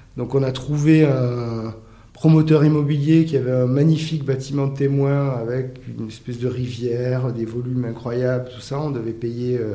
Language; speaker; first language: French; native; French